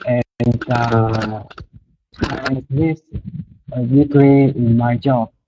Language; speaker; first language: English; non-native, learner; Vietnamese